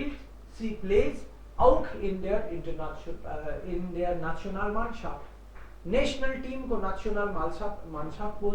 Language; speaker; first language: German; non-native, fluent; Hindi